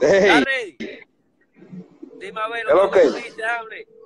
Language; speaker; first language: Spanish; early bilingual, heritage; Spanish